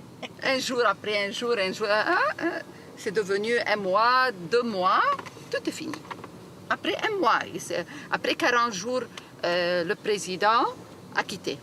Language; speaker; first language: French; non-native, learner; Arabic